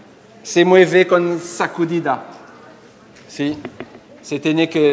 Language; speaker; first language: Spanish; non-native, fluent; French